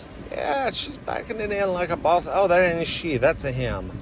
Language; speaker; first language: English; native; English